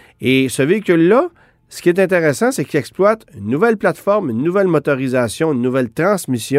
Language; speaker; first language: French; native; French